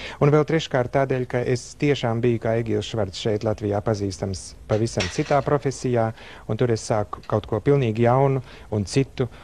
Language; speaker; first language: Latvian; native; Latvian